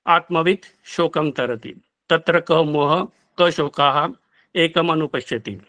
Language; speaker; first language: Hindi; non-native, local second language; Marathi